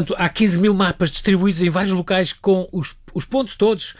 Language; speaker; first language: Portuguese; native; Portuguese